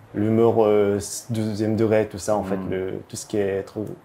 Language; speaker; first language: French; non-native, fluent; Japanese